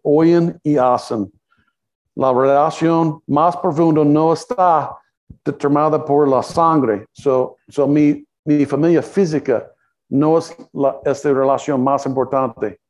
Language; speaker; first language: Spanish; non-native, learner; English